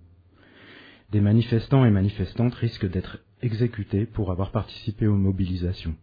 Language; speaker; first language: French; native; French